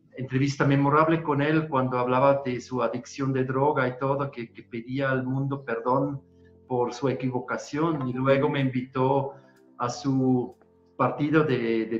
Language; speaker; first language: Spanish; non-native, fluent; German